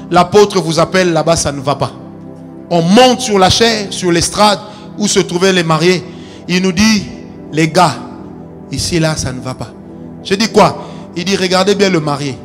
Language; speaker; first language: French; non-native, local second language; Lingala